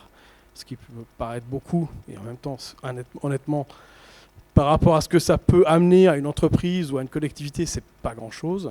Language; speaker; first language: French; native; French